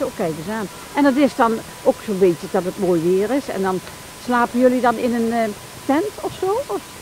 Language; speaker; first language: Dutch; native; Dutch